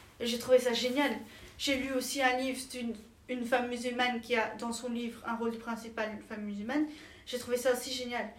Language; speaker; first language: French; native; French